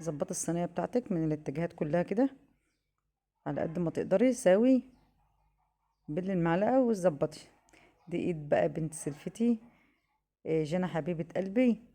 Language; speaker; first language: Arabic; native; Arabic